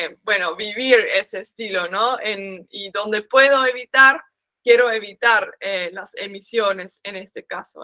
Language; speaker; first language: Spanish; non-native, fluent; Dutch